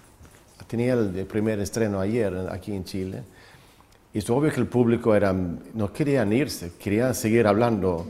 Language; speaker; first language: Spanish; non-native, fluent; Swedish